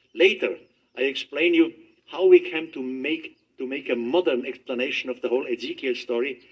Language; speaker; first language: English; non-native, fluent; German